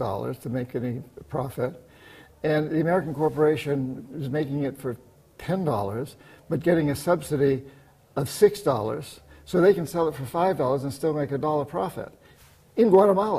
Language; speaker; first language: English; native; English